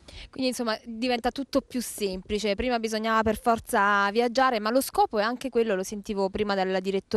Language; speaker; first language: Italian; native; Italian